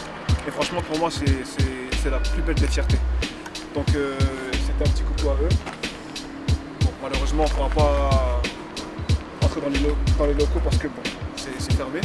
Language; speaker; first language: French; native; French